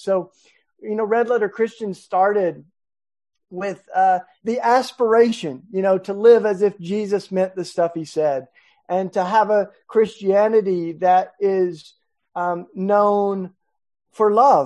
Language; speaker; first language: English; native; English